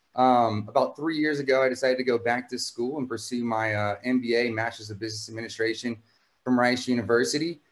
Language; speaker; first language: English; native; English